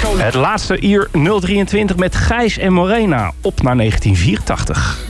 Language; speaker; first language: Dutch; native; Dutch